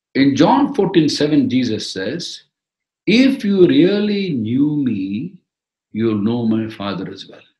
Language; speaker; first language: English; non-native, local second language; Tamil